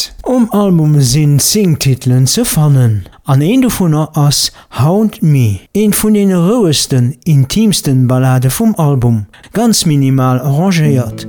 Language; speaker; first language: German; non-native, local second language; Luxembourgish